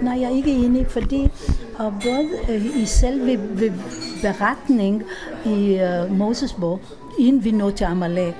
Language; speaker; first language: Danish; non-native, fluent; Hebrew